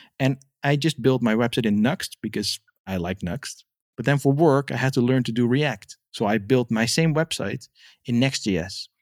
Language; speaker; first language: English; non-native, fluent; Dutch